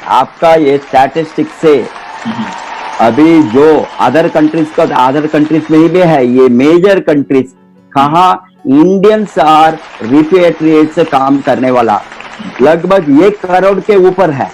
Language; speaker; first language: Hindi; non-native, local second language; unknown